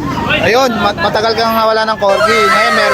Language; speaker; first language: Filipino; native; Filipino